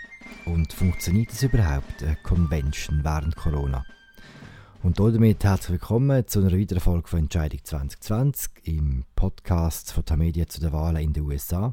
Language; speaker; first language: German; native; German